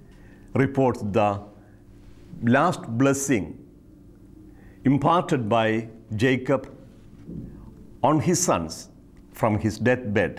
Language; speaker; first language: English; non-native, local second language; Malayalam